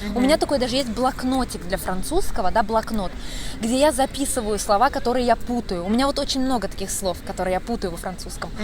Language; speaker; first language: Russian; native; Russian